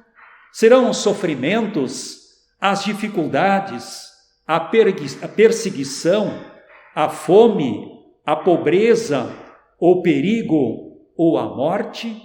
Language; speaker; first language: Portuguese; native; Portuguese